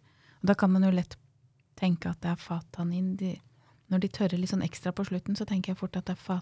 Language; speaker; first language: Norwegian; native; Norwegian